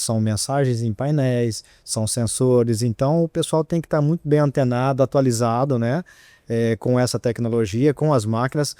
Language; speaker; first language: Portuguese; native; Portuguese